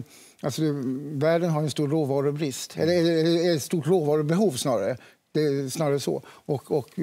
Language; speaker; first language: Swedish; native; Swedish